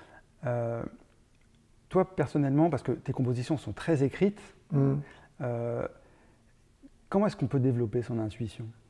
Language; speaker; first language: French; native; French